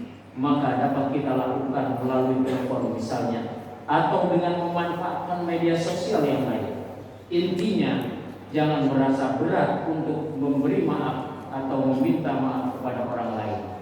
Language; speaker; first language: Indonesian; native; Indonesian